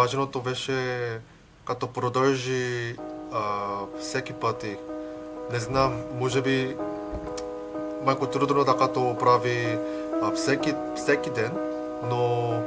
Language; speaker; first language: Bulgarian; non-native, learner; Korean